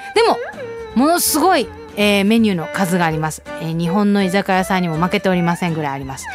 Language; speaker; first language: Japanese; early bilingual, heritage; Japanese